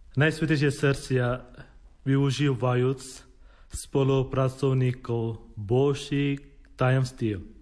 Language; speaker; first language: Slovak; non-native, learner; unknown